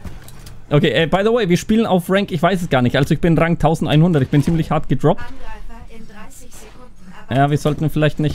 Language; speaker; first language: German; native; German